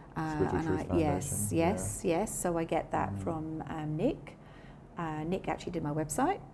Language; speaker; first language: English; native; English